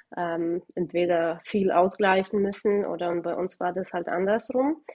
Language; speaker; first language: German; early bilingual, other home language; Russian